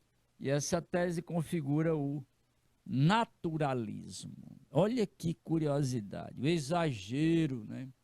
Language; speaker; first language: Portuguese; native; Portuguese